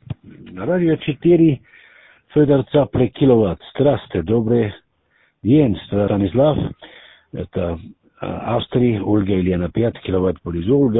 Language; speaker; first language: Russian; non-native, learner; German